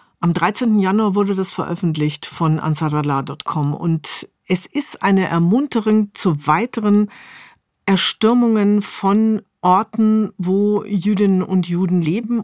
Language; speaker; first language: German; native; German